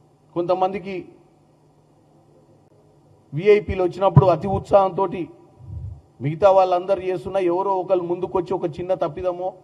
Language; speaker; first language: Telugu; native; Telugu